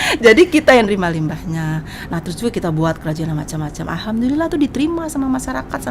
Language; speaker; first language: Indonesian; native; Indonesian